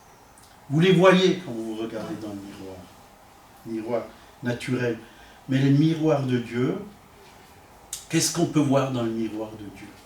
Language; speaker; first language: French; native; French